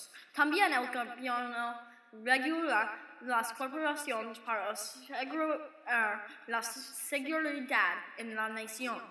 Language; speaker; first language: Spanish; non-native, learner; English